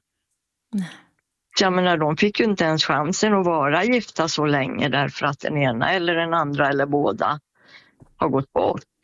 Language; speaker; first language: Swedish; native; Swedish